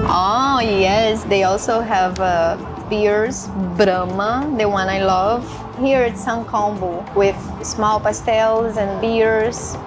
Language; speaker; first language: English; non-native, learner; Portuguese